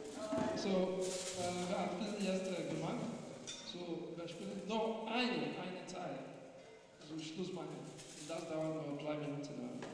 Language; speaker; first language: German; non-native, learner; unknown